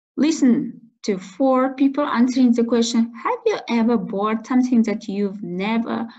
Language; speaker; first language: English; non-native, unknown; Kazakh